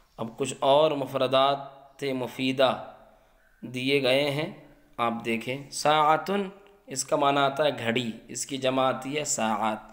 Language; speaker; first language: Urdu; native; Urdu